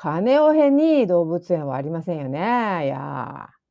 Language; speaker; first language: Japanese; non-native, fluent; English